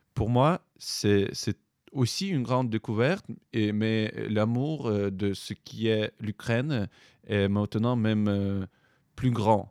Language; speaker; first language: French; non-native, fluent; Ukrainian